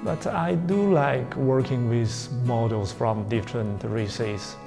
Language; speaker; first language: English; non-native, fluent; Chinese